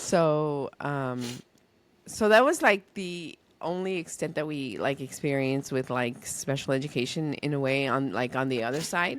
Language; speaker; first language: English; early bilingual, other home language; Spanish